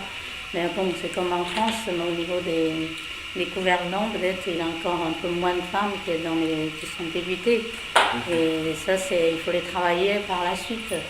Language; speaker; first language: French; non-native, fluent; Chinese